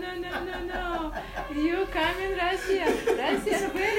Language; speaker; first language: English; non-native, learner; Russian